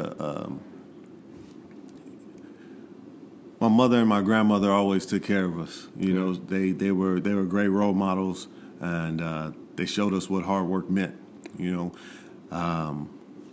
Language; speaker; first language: English; native; English